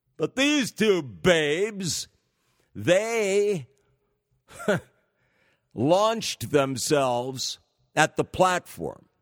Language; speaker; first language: English; native; English